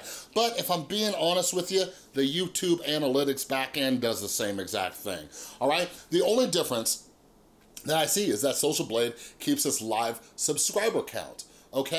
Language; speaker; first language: English; native; English